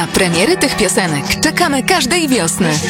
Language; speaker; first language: Polish; native; Polish